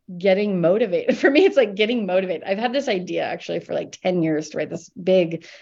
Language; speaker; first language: English; native; English